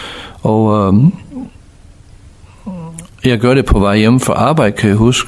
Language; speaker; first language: Danish; non-native, fluent; English